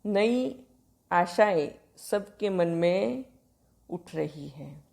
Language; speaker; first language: Hindi; non-native, local second language; Gujarati